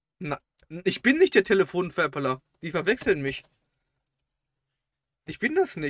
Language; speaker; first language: German; native; German